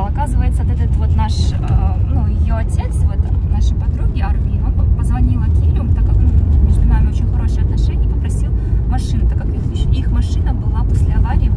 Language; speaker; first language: Russian; native; Russian